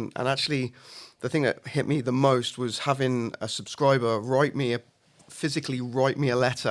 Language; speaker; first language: English; native; English